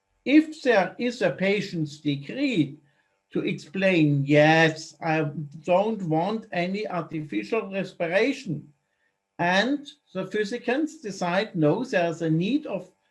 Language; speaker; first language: English; non-native, fluent; German